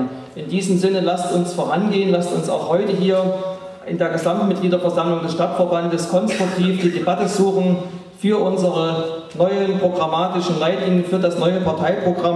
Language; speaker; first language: German; native; German